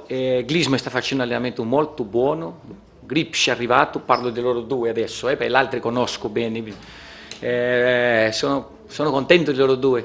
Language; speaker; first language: Italian; non-native, fluent; Portuguese